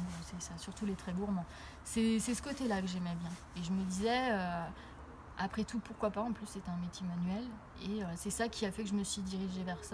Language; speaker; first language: French; native; French